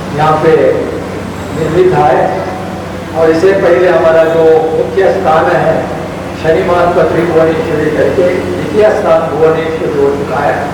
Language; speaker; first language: Hindi; non-native, local second language; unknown